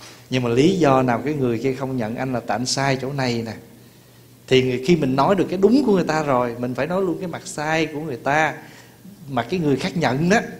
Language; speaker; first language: Vietnamese; early bilingual, heritage; Vietnamese